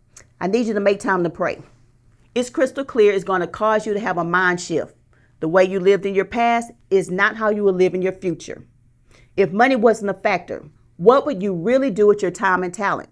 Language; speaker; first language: English; native; English